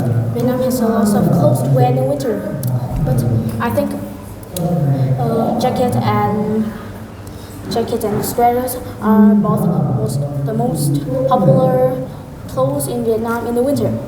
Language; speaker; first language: English; non-native, learner; Vietnamese